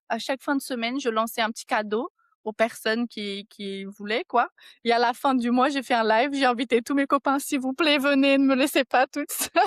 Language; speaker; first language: French; non-native, fluent; Portuguese